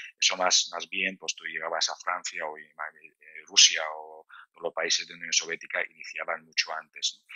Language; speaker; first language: Spanish; non-native, fluent; Georgian